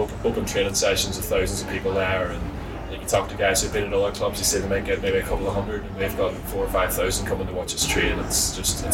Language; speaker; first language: English; native; English